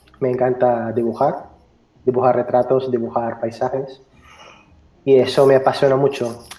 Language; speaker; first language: Spanish; non-native, fluent; Filipino